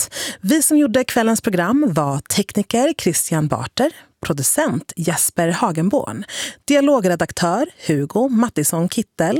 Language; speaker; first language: Swedish; native; Swedish